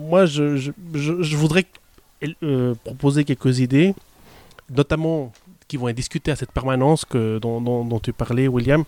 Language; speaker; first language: French; early bilingual, other home language; Spanish